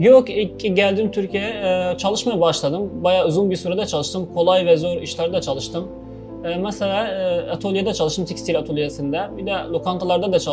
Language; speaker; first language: Turkish; non-native, fluent; Arabic